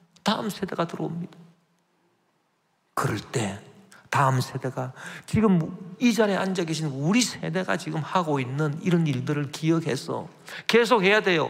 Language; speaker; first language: Korean; native; Korean